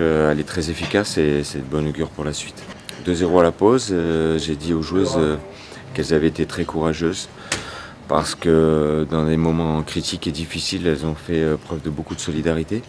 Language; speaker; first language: French; native; French